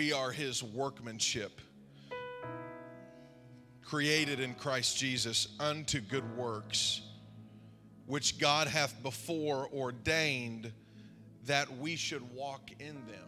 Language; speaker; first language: English; native; English